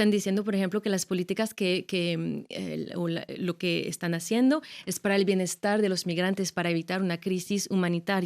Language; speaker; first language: Spanish; non-native, fluent; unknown